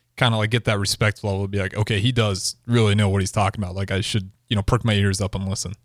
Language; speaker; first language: English; native; English